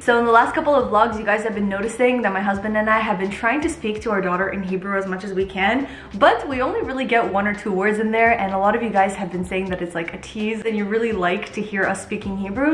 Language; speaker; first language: English; early bilingual, other home language; Hebrew